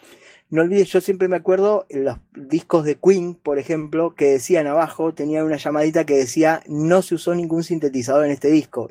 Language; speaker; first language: Spanish; native; Spanish